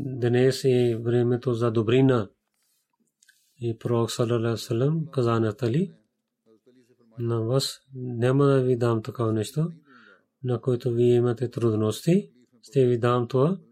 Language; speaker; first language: Bulgarian; non-native, learner; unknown